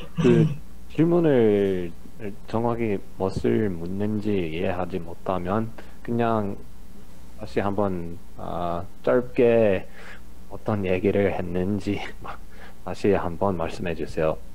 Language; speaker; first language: Korean; early bilingual, heritage; English